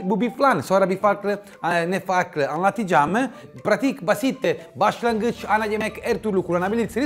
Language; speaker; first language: Turkish; non-native, fluent; Italian